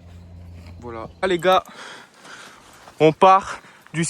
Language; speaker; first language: French; native; French